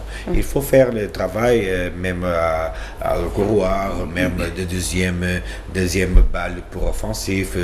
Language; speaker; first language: French; non-native, learner; Portuguese